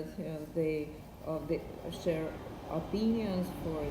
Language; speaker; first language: English; non-native, learner; Russian